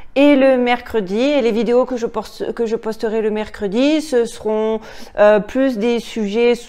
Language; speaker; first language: French; native; French